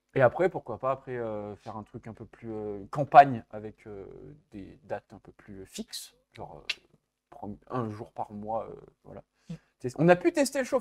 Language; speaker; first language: French; native; French